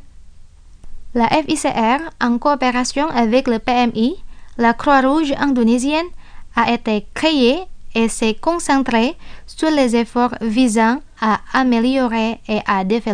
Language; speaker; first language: French; non-native, fluent; Indonesian